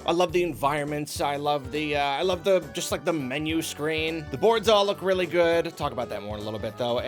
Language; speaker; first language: English; native; English